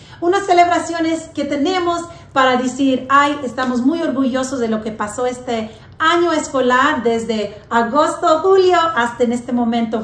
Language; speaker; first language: Spanish; early bilingual, heritage; English